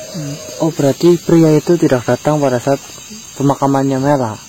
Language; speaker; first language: Indonesian; native; Indonesian